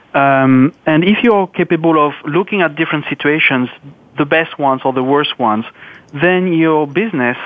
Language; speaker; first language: English; non-native, fluent; French